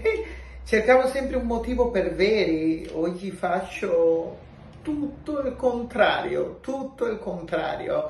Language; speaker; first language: Italian; non-native, local second language; Spanish